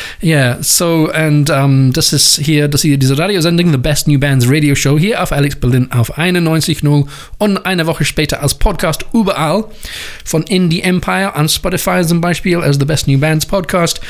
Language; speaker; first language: German; non-native, learner; English